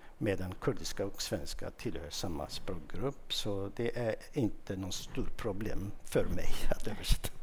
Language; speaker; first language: Swedish; non-native, fluent; Kurdish